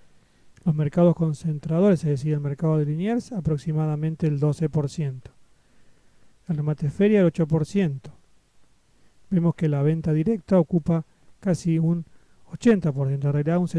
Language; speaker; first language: Spanish; native; Spanish